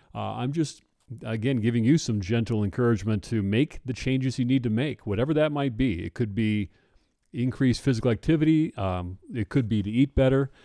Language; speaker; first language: English; native; English